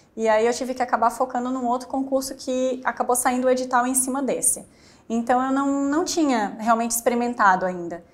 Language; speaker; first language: Portuguese; native; Portuguese